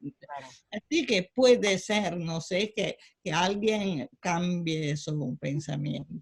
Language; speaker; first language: Spanish; non-native, fluent; Italian